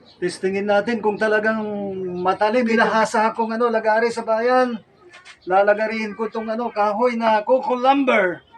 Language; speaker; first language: Filipino; non-native, local second language; Pangasinan